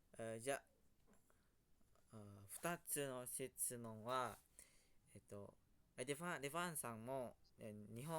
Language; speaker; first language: Japanese; non-native, learner; Indonesian